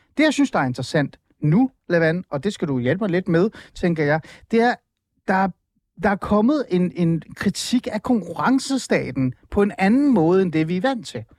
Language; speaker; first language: Danish; early bilingual, other home language; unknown